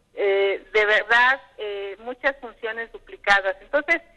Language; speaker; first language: Spanish; native; Spanish